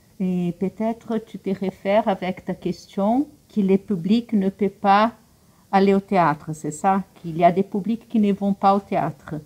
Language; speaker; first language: French; non-native, fluent; Portuguese